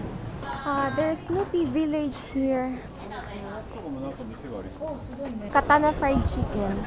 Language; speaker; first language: English; non-native, local second language; Filipino